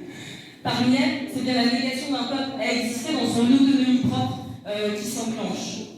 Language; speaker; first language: French; native; French